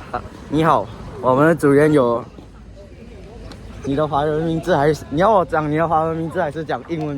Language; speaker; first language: Chinese; non-native, local second language; English